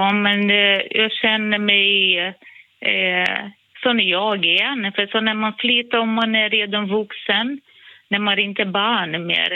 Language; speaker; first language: Swedish; non-native, fluent; Portuguese